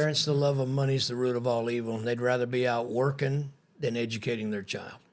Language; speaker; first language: English; native; English